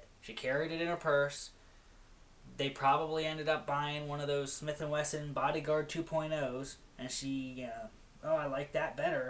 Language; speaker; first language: English; native; English